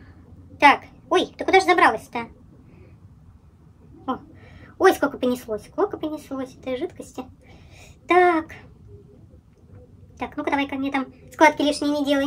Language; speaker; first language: Russian; native; Russian